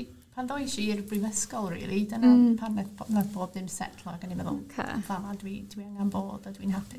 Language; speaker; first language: Welsh; non-native, local second language; English